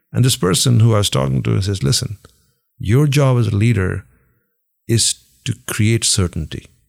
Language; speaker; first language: English; non-native, local second language; Hindi